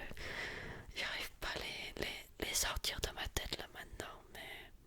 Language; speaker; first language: French; early bilingual, heritage; French